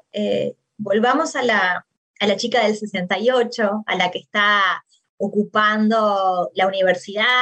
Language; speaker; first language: Spanish; native; Spanish